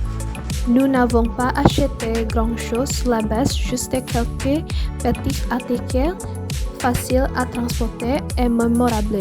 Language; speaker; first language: French; non-native, learner; Indonesian